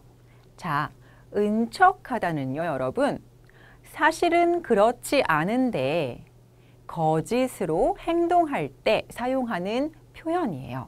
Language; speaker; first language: Korean; native; Korean